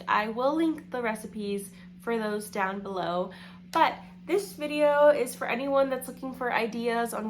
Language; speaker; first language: English; native; English